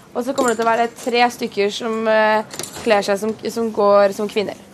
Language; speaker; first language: Norwegian; native; Norwegian